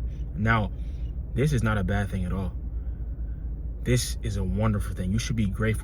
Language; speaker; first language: English; native; English